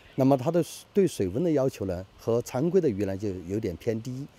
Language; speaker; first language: Chinese; native; Chinese